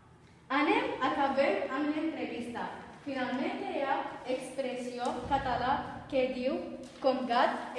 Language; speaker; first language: Catalan; non-native, learner; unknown